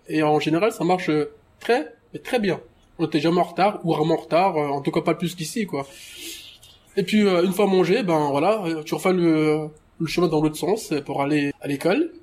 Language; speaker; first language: French; early bilingual, other home language; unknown